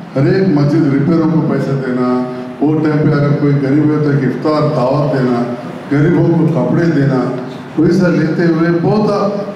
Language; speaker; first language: Urdu; non-native, local second language; Telugu